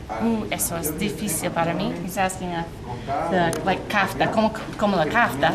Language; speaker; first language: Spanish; non-native, learner; English